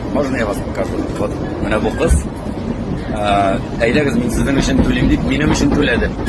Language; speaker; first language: Tatar; native; Tatar